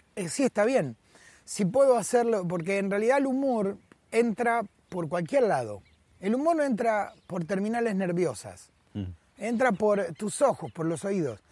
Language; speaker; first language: Spanish; native; Spanish